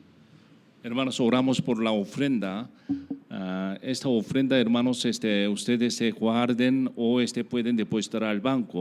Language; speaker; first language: Spanish; non-native, learner; Korean